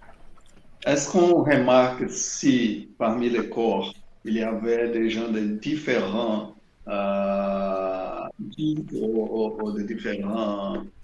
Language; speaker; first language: French; non-native, learner; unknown